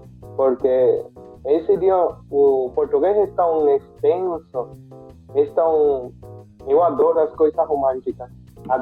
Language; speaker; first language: Portuguese; non-native, fluent; Spanish